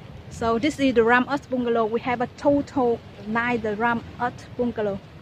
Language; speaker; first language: English; non-native, learner; Vietnamese